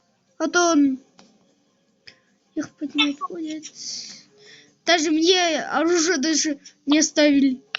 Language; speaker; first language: Russian; non-native, local second language; Kyrgyz